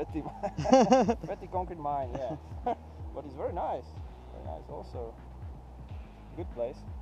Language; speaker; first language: English; non-native, learner; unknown